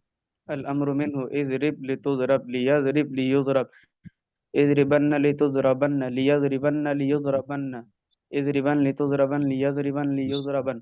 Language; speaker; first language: Arabic; non-native, learner; Urdu